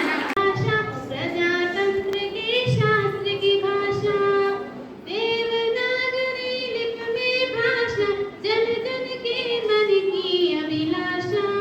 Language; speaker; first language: Hindi; non-native, local second language; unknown